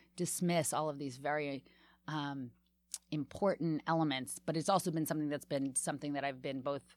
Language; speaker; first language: English; native; English